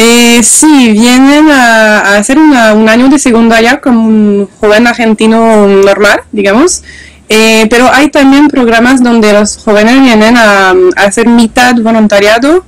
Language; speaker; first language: Spanish; non-native, learner; French